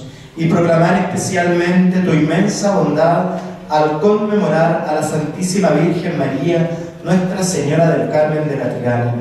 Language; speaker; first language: Spanish; native; Spanish